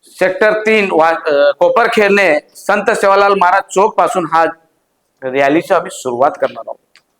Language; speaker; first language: Marathi; non-native, local second language; Lambadi